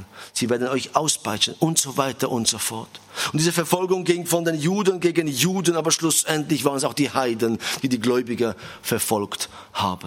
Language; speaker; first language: German; non-native, fluent; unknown